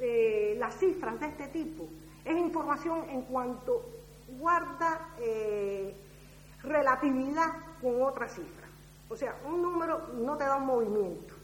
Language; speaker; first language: Spanish; native; Spanish